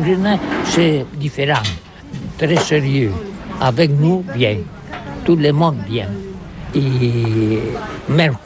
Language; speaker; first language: French; non-native, learner; Catalan